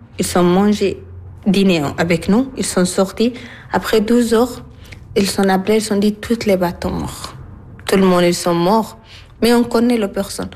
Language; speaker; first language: French; non-native, learner; Arabic